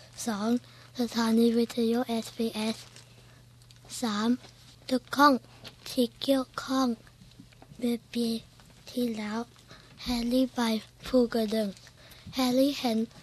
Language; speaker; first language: Thai; early bilingual, heritage; Thai